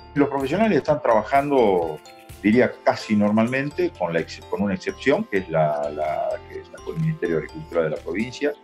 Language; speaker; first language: Spanish; native; Spanish